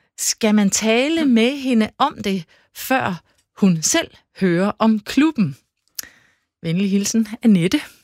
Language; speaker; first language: Danish; native; Danish